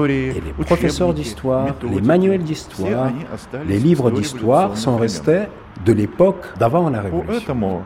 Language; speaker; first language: French; non-native, fluent; Russian